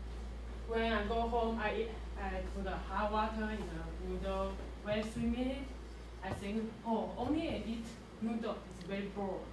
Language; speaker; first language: English; non-native, learner; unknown